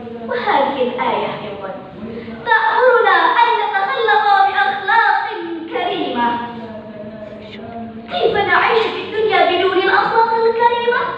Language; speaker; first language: Arabic; non-native, fluent; Indonesian